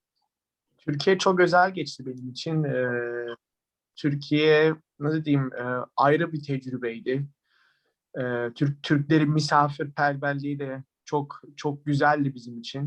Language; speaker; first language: Turkish; early bilingual, heritage; Turkish